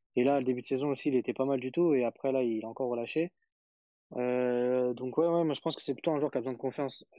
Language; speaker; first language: French; native; French